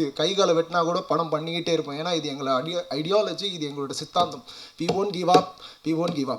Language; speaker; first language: Tamil; native; Tamil